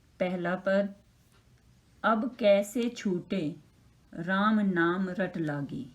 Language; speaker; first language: Hindi; native; Hindi